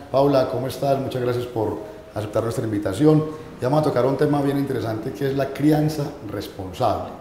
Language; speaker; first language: Spanish; native; Spanish